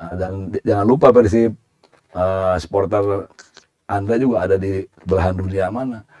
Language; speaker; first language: Indonesian; native; Indonesian